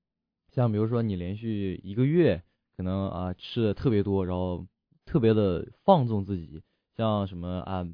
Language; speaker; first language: Chinese; native; Chinese